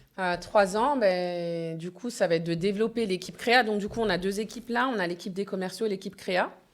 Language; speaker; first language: French; early bilingual, other home language; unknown